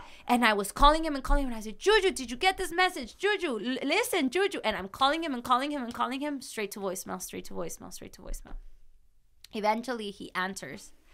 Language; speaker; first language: English; early bilingual, other home language; Spanish